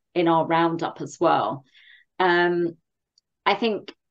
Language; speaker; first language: English; native; English